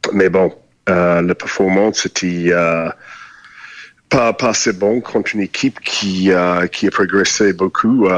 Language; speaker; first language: French; non-native, fluent; English